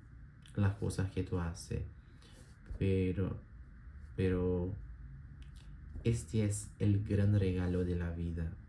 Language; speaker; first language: Spanish; non-native, learner; Portuguese